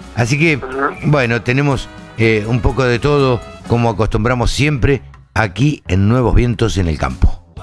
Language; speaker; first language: Spanish; native; Spanish